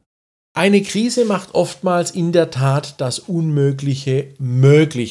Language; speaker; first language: German; native; German